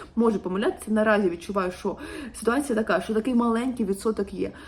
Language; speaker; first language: Ukrainian; non-native, local second language; Russian